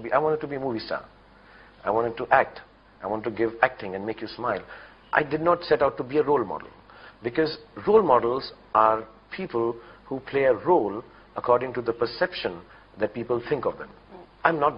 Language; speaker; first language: English; non-native, local second language; Hindi